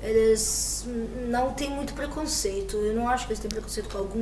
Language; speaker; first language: Portuguese; non-native, fluent; Arabic